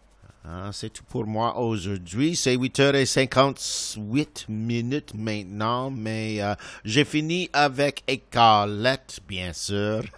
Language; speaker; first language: French; non-native, learner; English